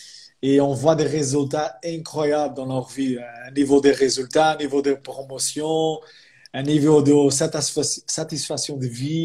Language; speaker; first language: French; non-native, fluent; Portuguese